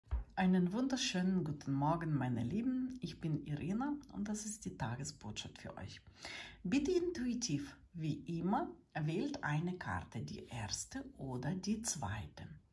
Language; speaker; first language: German; non-native, learner; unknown